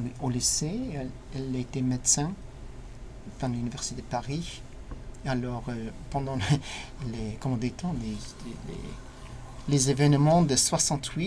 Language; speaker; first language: French; non-native, learner; English